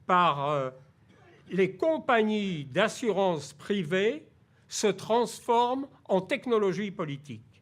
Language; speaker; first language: French; native; French